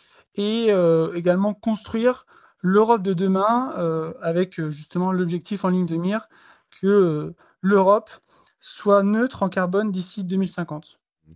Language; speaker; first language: French; native; French